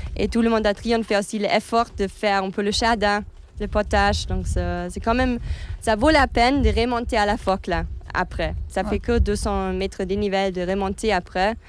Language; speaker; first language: French; non-native, fluent; German